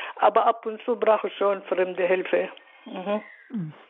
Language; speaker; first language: German; non-native, learner; Arabic